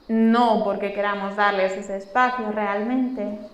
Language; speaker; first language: Spanish; native; Spanish